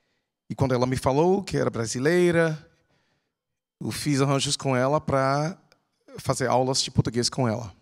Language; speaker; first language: Portuguese; non-native, fluent; English